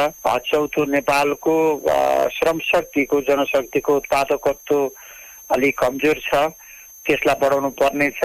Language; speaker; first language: Nepali; native; Nepali